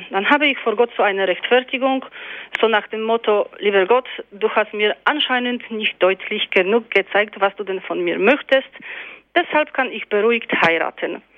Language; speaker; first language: German; non-native, fluent; Polish